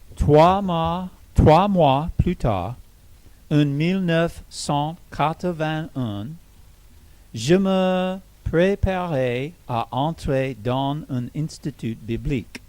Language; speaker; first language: French; non-native, learner; English